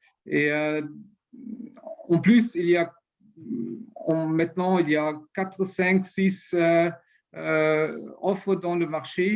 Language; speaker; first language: French; non-native, learner; German